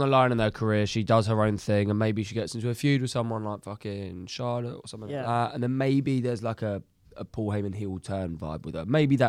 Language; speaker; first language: English; native; English